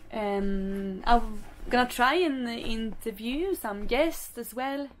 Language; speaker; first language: English; non-native, fluent; Swedish